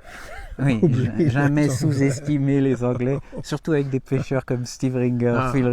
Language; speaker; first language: French; native; French